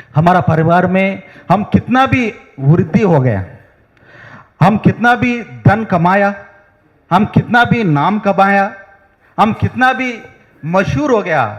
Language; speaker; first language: Hindi; non-native, local second language; Telugu